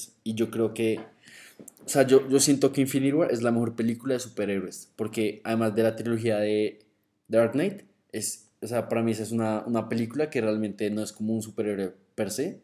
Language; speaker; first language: Spanish; native; Spanish